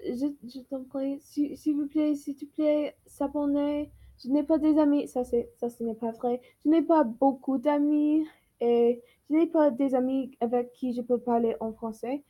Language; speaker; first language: French; non-native, learner; English